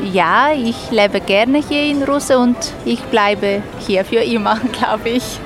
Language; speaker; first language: German; non-native, fluent; Bulgarian